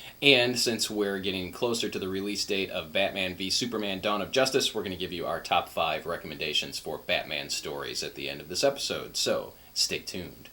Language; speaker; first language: English; native; English